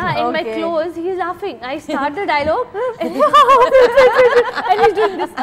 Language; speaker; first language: Telugu; non-native, learner; Hindi